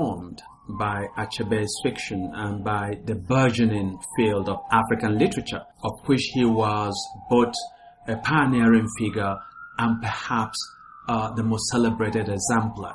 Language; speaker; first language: English; non-native, local second language; Igbo